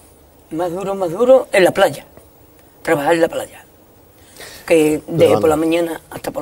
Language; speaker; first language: Spanish; native; Spanish